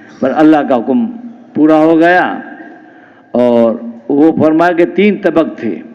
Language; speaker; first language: Urdu; non-native, local second language; Sindhi